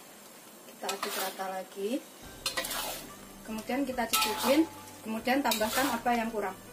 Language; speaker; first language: Indonesian; native; Indonesian